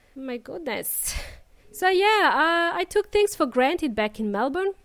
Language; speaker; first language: English; native; English